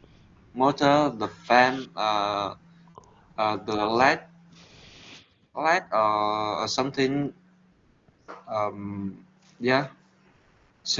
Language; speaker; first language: English; non-native, learner; Vietnamese